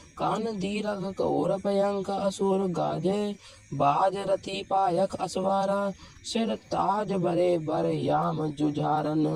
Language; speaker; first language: Hindi; non-native, local second language; Punjabi